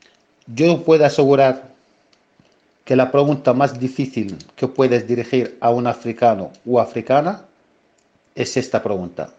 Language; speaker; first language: Spanish; non-native, fluent; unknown